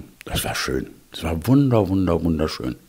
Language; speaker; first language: German; native; German